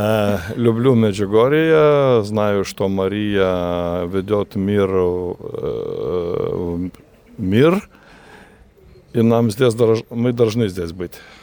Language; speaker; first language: Russian; non-native, fluent; Lithuanian